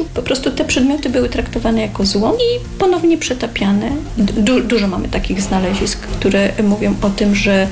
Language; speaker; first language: Polish; native; Polish